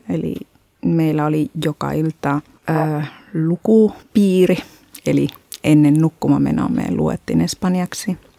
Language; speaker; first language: Finnish; non-native, fluent; Spanish